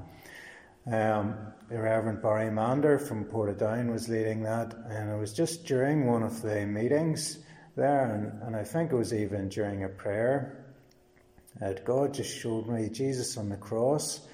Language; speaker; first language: English; native; English